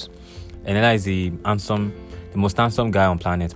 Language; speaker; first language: English; non-native, local second language; Yoruba